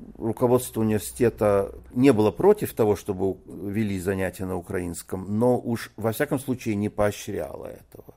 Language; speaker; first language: Russian; native; Russian